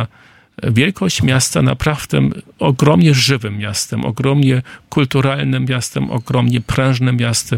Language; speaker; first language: Polish; non-native, fluent; German